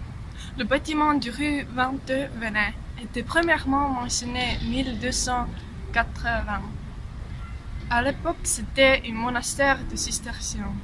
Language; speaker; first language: French; non-native, learner; Estonian